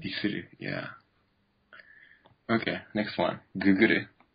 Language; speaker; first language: English; non-native, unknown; Japanese